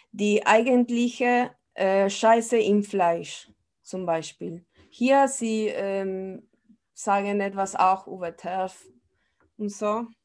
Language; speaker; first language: German; non-native, fluent; Spanish